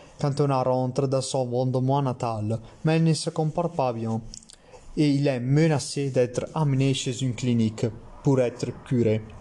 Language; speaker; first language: French; non-native, learner; Italian